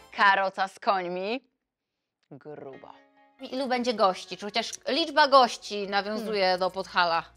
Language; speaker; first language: Polish; native; Polish